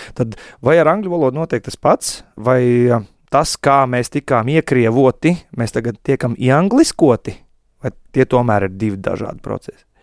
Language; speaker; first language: Latvian; native; Latvian